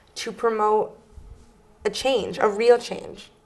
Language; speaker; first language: English; native; English